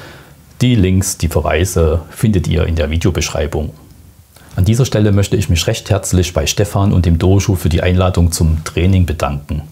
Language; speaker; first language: German; native; German